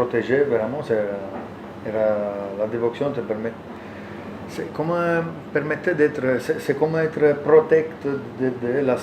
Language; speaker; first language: French; non-native, learner; Italian